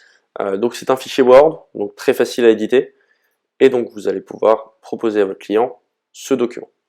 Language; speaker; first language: French; native; French